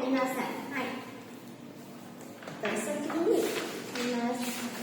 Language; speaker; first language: Japanese; non-native, learner; Burmese